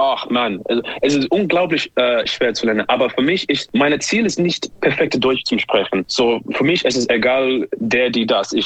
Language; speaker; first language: German; non-native, learner; English